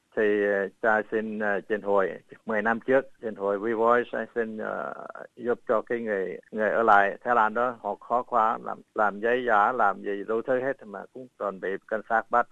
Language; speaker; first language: Vietnamese; early bilingual, heritage; Vietnamese